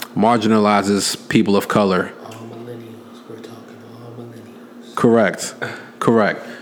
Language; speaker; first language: English; native; English